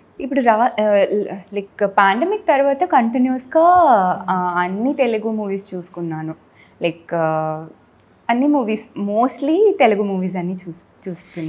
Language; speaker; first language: Telugu; non-native, learner; Tamil